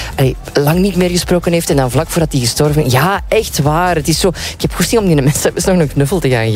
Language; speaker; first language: Dutch; native; Dutch